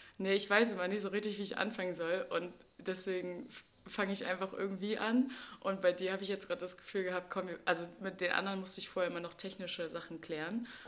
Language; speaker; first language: German; native; German